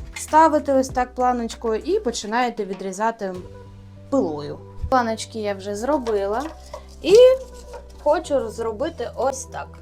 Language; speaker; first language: Ukrainian; native; Ukrainian